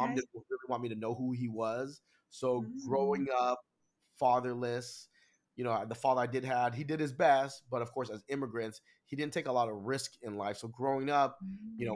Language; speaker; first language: English; early bilingual, other home language; Vietnamese